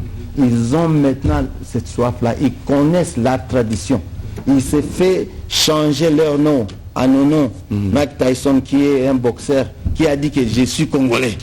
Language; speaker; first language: French; non-native, local second language; Lingala